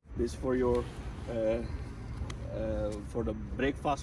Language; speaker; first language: English; non-native, learner; Urdu